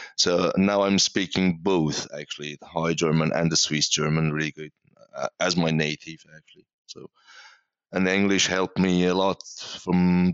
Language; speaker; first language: English; non-native, fluent; Persian